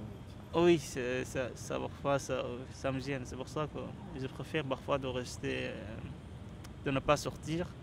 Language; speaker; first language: French; non-native, learner; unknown